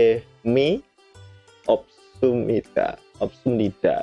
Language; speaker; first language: Korean; non-native, learner; Indonesian